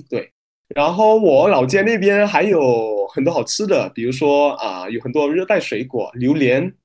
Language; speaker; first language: Chinese; non-native, fluent; Min Nan Chinese